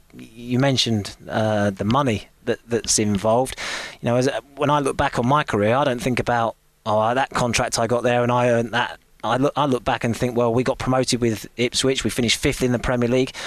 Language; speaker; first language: English; native; English